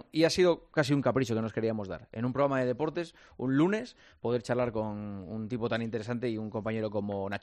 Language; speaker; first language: Spanish; native; Spanish